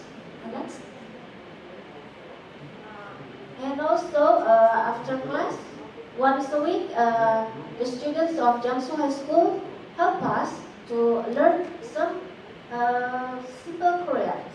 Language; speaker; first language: English; non-native, fluent; Indonesian